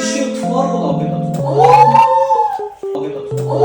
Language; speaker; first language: Korean; native; Korean